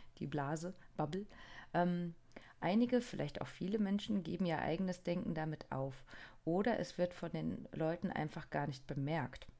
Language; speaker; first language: German; non-native, fluent; Japanese